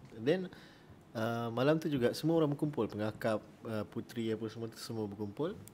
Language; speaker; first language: Malay; native; Malay